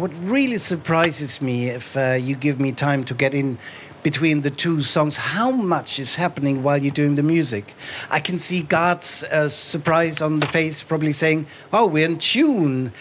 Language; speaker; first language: English; non-native, fluent; German